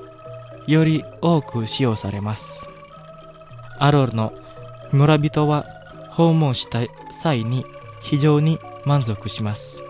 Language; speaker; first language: Japanese; non-native, fluent; Indonesian